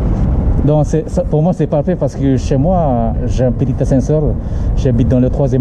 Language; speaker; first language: French; non-native, learner; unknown